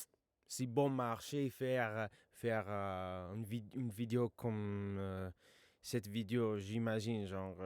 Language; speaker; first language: French; non-native, fluent; English